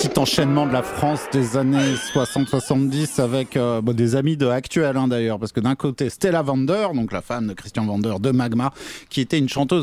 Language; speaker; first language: French; native; French